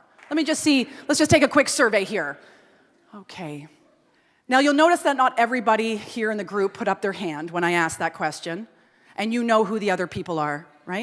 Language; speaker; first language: English; native; English